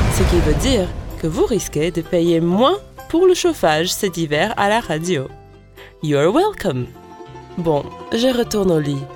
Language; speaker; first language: French; non-native, fluent; Latvian